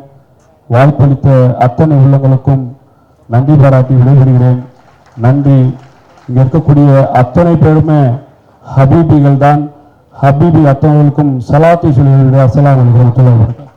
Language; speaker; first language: Tamil; native; Tamil